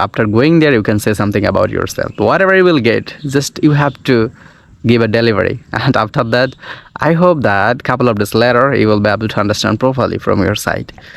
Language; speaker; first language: English; non-native, local second language; Bangla